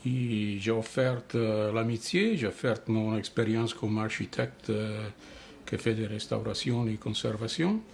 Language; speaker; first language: French; non-native, fluent; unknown